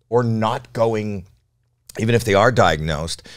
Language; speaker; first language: English; native; English